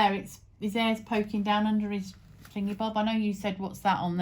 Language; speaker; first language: English; native; English